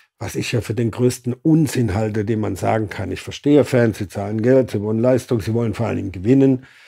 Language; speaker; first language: German; native; German